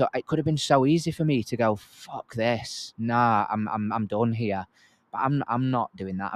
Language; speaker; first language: English; native; English